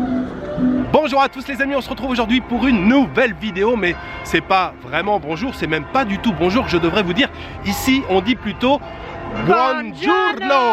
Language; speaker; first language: French; native; French